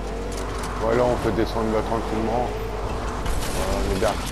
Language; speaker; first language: French; native; French